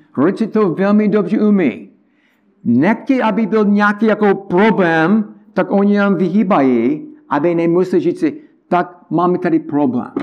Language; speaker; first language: Czech; non-native, learner; English